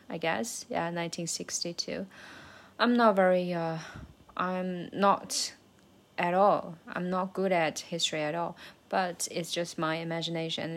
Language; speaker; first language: English; non-native, learner; Chinese